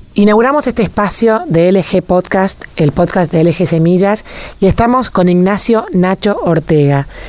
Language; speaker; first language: Spanish; native; Spanish